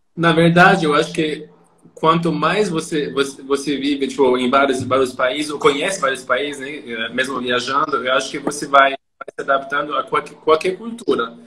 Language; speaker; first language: Portuguese; non-native, fluent; French